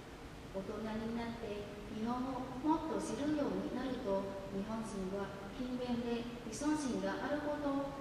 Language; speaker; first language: Japanese; non-native, fluent; Vietnamese